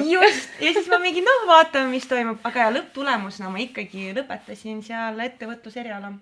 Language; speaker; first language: Estonian; non-native, local second language; Russian